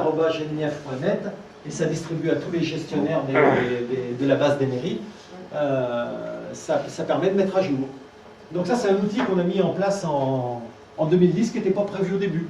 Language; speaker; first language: French; native; French